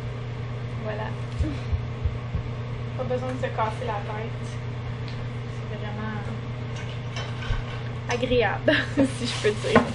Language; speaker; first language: French; native; French